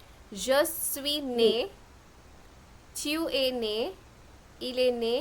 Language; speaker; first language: French; non-native, fluent; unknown